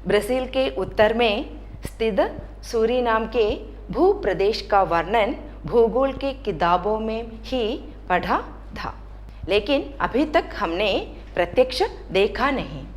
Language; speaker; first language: Hindi; non-native, local second language; Malayalam